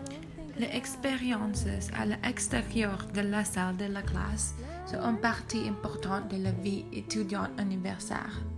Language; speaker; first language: French; non-native, learner; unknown